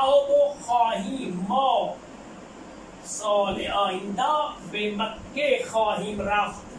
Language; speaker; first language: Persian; non-native, fluent; Urdu